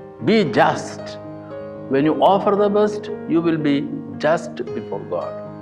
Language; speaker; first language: English; non-native, local second language; Malayalam